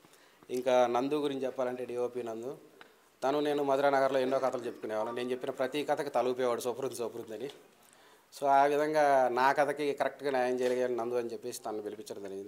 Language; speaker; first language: Telugu; native; Telugu